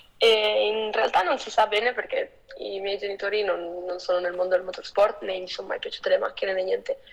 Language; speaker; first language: Italian; non-native, fluent; Spanish